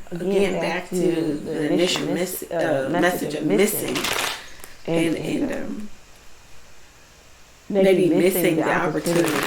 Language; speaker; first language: English; native; English